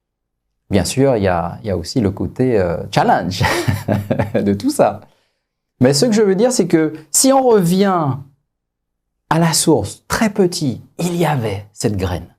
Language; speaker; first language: French; native; French